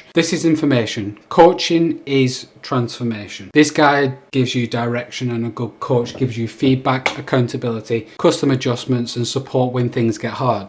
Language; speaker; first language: English; native; English